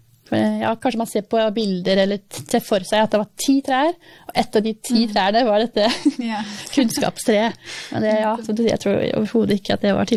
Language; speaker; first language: Norwegian; native; Norwegian